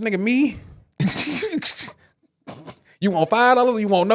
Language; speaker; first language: English; native; English